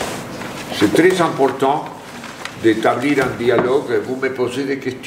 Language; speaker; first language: French; non-native, fluent; Spanish